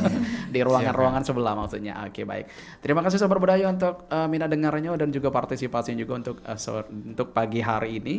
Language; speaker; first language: Indonesian; native; Indonesian